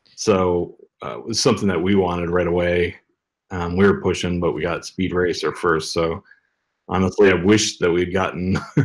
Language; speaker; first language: English; native; English